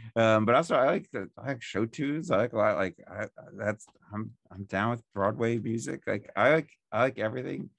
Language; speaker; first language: English; native; English